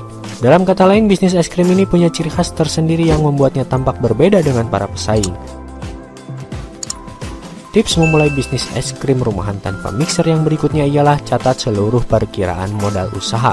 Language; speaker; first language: Indonesian; native; Indonesian